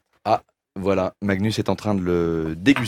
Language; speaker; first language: French; native; French